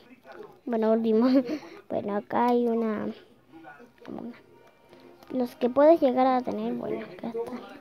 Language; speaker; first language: Spanish; native; Spanish